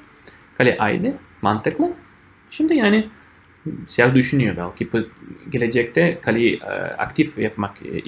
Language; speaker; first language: Turkish; non-native, fluent; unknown